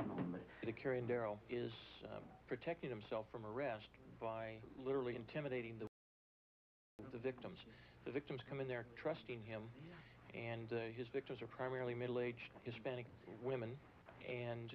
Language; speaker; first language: English; native; English